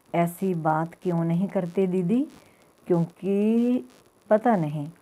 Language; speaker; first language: Hindi; non-native, local second language; Punjabi